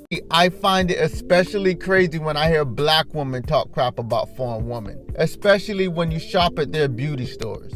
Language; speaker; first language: English; native; English